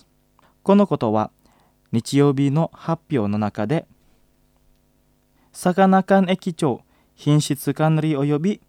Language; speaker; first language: Japanese; non-native, fluent; Indonesian